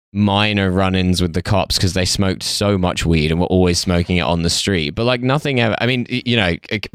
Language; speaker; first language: English; native; English